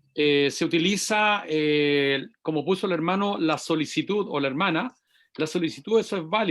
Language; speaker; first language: Spanish; native; Spanish